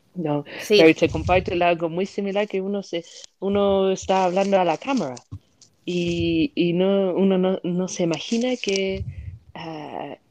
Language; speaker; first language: Spanish; non-native, fluent; English